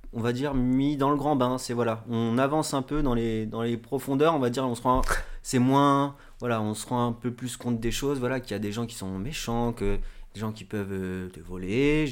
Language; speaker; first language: French; native; French